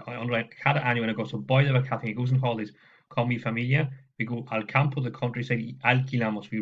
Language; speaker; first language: Spanish; non-native, fluent; English